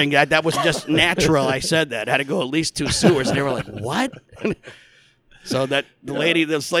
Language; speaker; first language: English; native; English